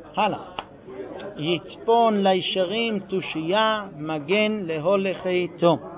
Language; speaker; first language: Hebrew; non-native, fluent; English